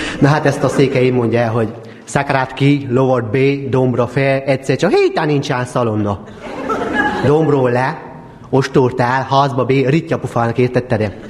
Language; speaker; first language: Hungarian; native; Hungarian